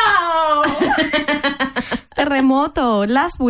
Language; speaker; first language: English; non-native, fluent; Spanish